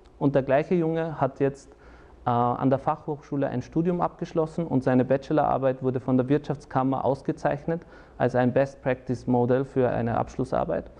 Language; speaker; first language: German; early bilingual, other home language; Turkish